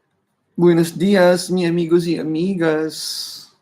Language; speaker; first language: Spanish; non-native, learner; Cebuano